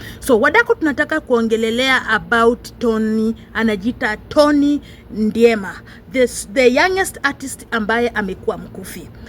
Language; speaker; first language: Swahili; non-native, local second language; Luyia